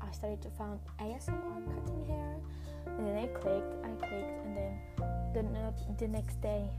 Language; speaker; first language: English; non-native, fluent; French